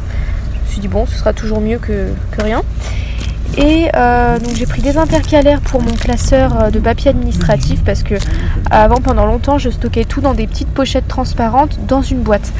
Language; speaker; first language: French; native; French